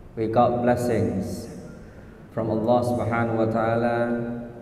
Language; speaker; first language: English; non-native, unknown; Indonesian